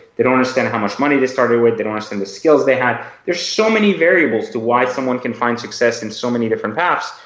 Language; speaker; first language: English; early bilingual, other home language; Persian